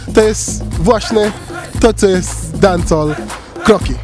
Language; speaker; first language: Polish; non-native, learner; English